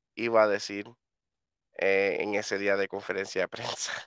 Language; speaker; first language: Spanish; native; Spanish